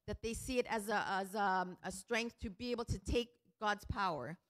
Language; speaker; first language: English; early bilingual, other home language; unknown